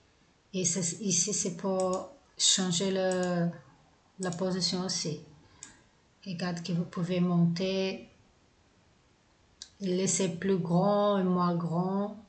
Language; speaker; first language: French; non-native, fluent; Portuguese